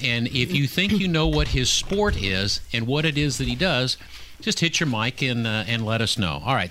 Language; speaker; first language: English; native; English